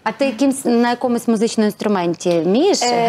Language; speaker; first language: Ukrainian; native; Ukrainian